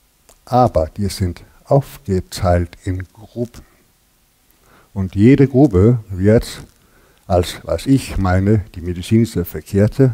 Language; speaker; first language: German; non-native, learner; Danish